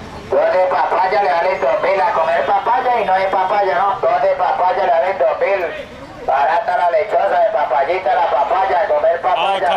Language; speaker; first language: Spanish; native; Spanish